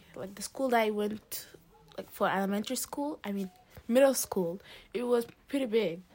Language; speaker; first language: English; early bilingual, other home language; Arabic